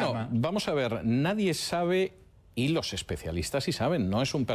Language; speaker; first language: Spanish; native; Spanish